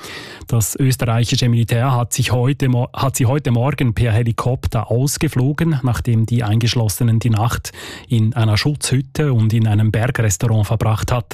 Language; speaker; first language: German; native; German